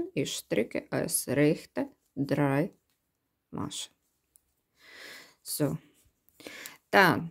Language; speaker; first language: German; non-native, learner; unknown